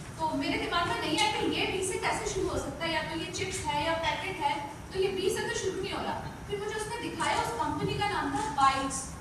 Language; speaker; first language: Hindi; native; Hindi